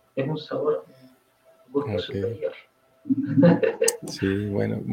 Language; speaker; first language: Spanish; native; Spanish